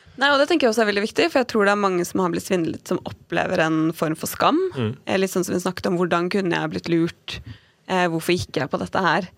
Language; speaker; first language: Norwegian; native; Norwegian